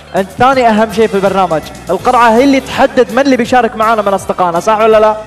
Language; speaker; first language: Arabic; native; Arabic